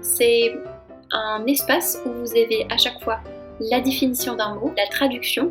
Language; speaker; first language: French; native; French